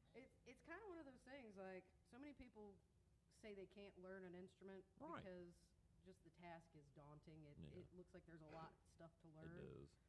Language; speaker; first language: English; native; English